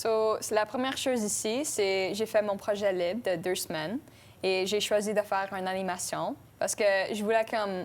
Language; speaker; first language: French; non-native, local second language; English